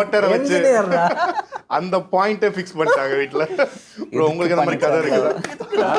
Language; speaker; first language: Tamil; native; Tamil